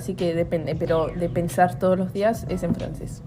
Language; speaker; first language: Spanish; early bilingual, heritage; Spanish